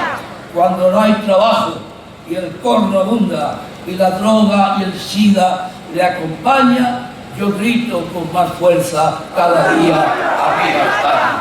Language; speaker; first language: Spanish; native; Spanish